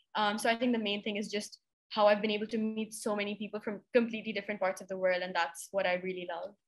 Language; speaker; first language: English; non-native, local second language; Urdu